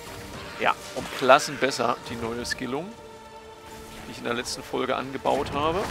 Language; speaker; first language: German; native; German